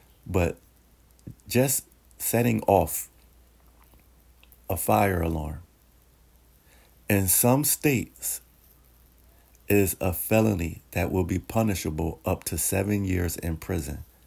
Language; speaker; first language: English; native; English